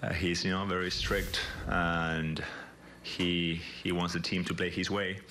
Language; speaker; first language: English; non-native, fluent; Spanish